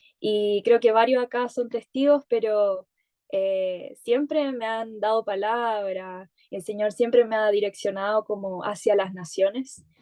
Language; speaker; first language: Spanish; native; Spanish